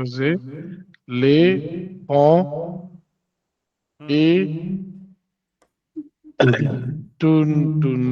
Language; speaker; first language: French; non-native, learner; Hindi